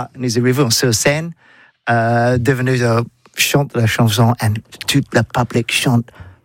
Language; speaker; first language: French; non-native, learner; English